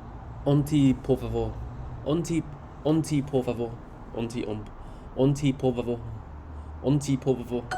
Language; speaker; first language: Spanish; non-native, learner; English